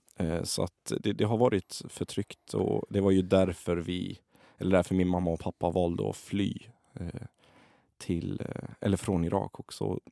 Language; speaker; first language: Swedish; early bilingual, other home language; Arabic